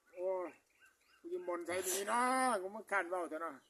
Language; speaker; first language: Thai; non-native, local second language; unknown